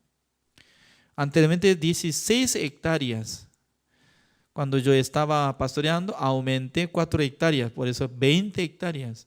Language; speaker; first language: Spanish; non-native, fluent; Korean